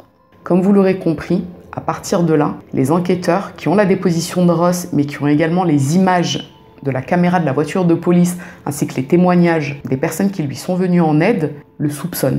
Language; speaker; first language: French; native; French